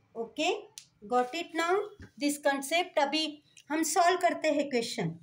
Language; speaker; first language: Hindi; non-native, local second language; Marathi